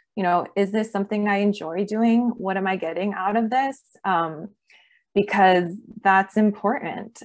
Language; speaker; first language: English; native; English